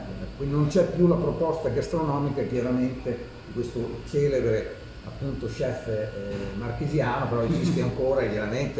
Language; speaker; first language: Italian; native; Italian